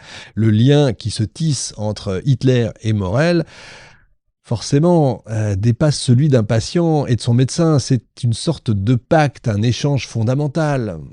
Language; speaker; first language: French; native; French